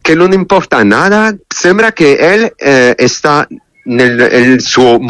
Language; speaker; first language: Spanish; non-native, learner; French